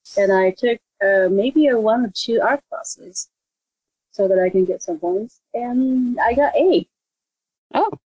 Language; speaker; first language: English; non-native, fluent; Japanese